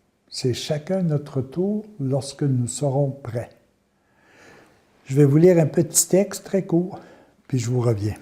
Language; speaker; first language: French; native; French